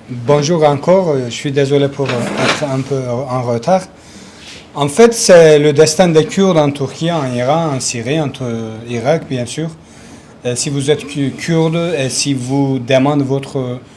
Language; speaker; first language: French; non-native, learner; Kurdish